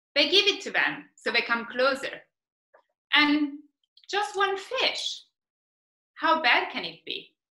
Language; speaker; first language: English; non-native, fluent; Italian